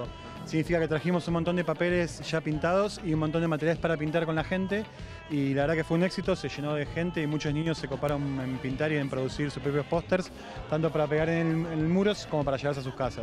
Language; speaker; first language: Spanish; native; Spanish